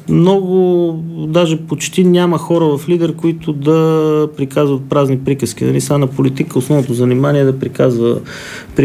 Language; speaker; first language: Bulgarian; native; Bulgarian